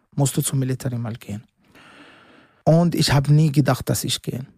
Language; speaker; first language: German; non-native, learner; Arabic